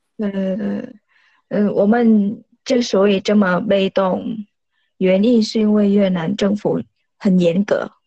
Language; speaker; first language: Chinese; non-native, fluent; Vietnamese